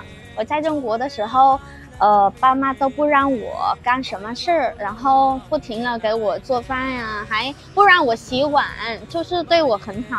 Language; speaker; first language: Chinese; non-native, fluent; Vietnamese